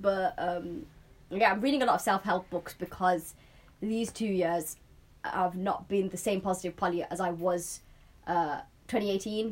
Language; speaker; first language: English; native; English